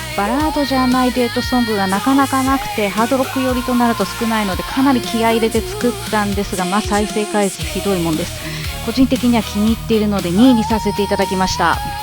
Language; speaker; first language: Japanese; native; Japanese